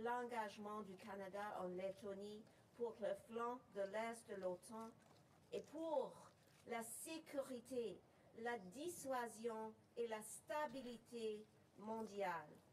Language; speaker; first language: French; non-native, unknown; English